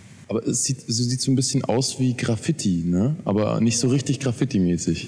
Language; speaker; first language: German; native; German